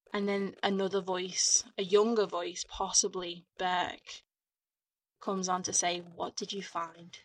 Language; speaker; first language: English; native; English